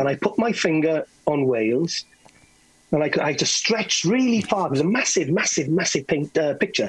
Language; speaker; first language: English; native; English